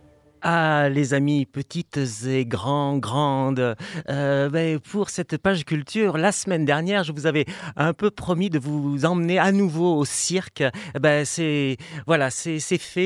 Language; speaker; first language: French; native; French